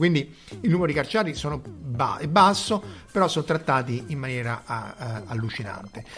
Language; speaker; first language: Italian; native; Italian